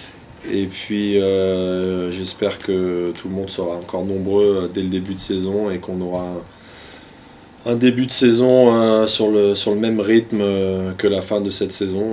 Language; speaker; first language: French; native; French